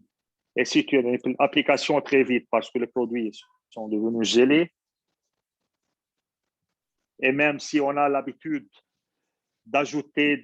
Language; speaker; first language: French; non-native, fluent; Arabic